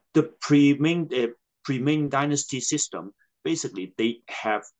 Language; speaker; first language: English; non-native, local second language; Cantonese